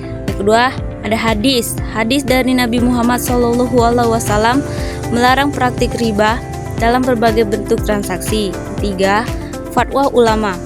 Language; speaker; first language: Indonesian; native; Indonesian